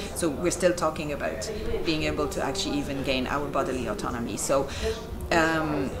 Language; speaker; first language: English; non-native, fluent; Arabic